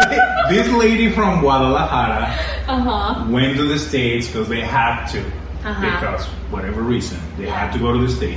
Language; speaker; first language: English; non-native, fluent; Spanish